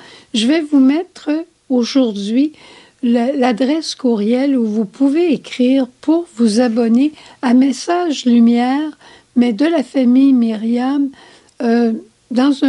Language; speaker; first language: French; native; French